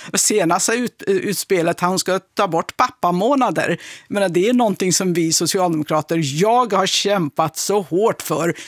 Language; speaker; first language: Swedish; non-native, fluent; Kurdish